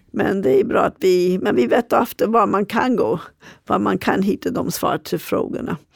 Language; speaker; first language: Swedish; non-native, fluent; English